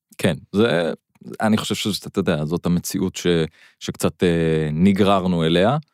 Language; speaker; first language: Hebrew; non-native, local second language; Arabic